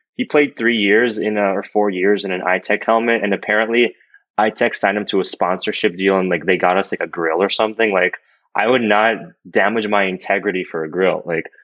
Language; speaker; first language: English; native; English